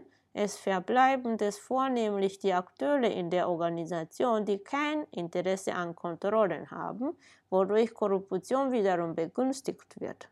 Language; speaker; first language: German; non-native, fluent; Japanese